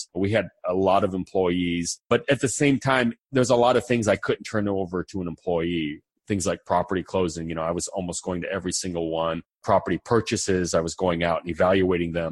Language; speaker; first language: English; native; English